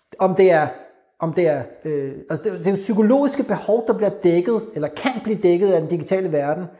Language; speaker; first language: Danish; early bilingual, other home language; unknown